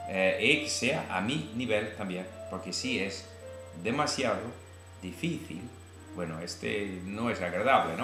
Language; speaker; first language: Spanish; non-native, fluent; English